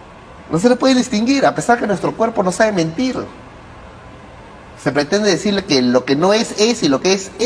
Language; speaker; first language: Spanish; native; Spanish